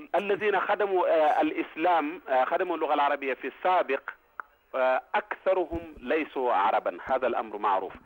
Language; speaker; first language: Arabic; non-native, fluent; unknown